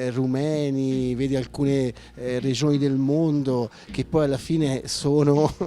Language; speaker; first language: Italian; native; Italian